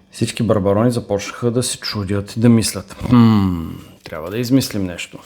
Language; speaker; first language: Bulgarian; native; Bulgarian